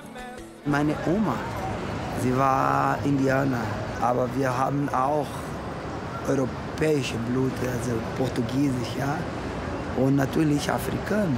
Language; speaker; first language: German; non-native, learner; Portuguese